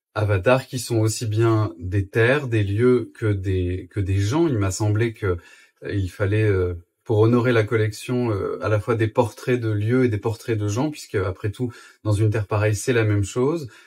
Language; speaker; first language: French; native; French